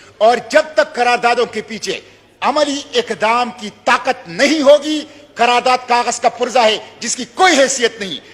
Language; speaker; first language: Urdu; non-native, local second language; Pashto